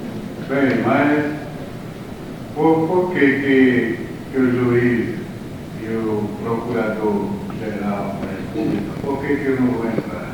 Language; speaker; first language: Portuguese; non-native, local second language; Kayapó